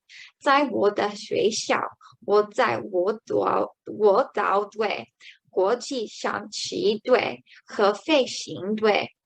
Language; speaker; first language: Chinese; non-native, learner; English